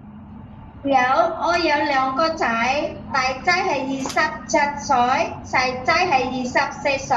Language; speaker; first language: Cantonese; non-native, learner; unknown